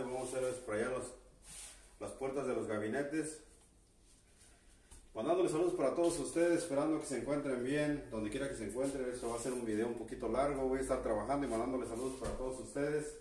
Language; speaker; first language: Spanish; native; Spanish